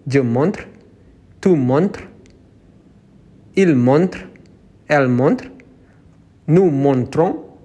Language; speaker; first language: French; non-native, fluent; Indonesian